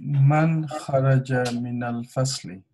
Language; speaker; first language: Arabic; non-native, learner; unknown